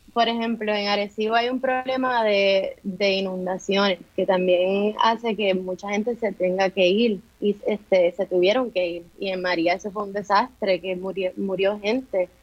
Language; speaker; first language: Spanish; native; Spanish